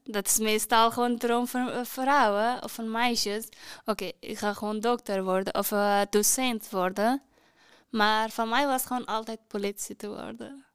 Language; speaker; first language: Dutch; non-native, learner; Persian